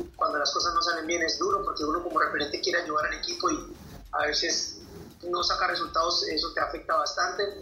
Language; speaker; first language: Spanish; native; Spanish